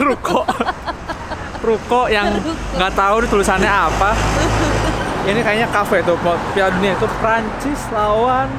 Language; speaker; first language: Indonesian; native; Indonesian